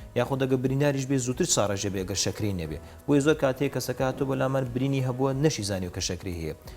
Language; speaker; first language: Central Kurdish; native; Central Kurdish